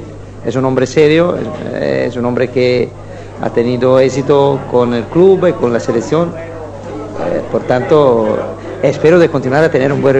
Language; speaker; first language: Spanish; non-native, fluent; Italian